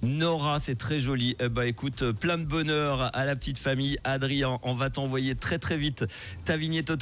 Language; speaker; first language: French; native; French